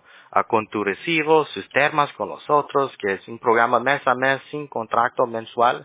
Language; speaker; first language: Spanish; early bilingual, heritage; English